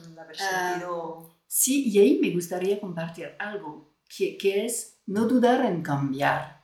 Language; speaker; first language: Spanish; non-native, fluent; French